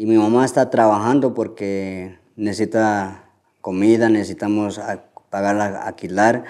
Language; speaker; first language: Spanish; early bilingual, heritage; Spanish